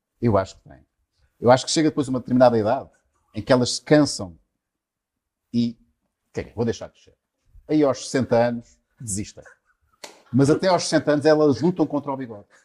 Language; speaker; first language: Portuguese; native; Portuguese